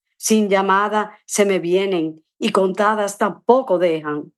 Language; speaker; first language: Spanish; early bilingual, other home language; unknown